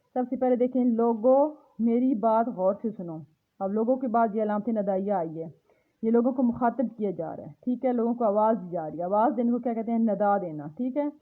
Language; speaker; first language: Urdu; non-native, local second language; Punjabi